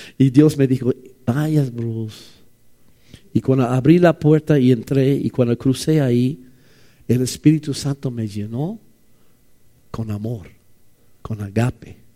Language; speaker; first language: Spanish; non-native, fluent; English